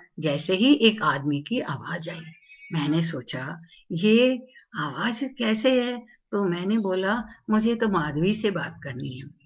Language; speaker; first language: Hindi; non-native, local second language; Tamil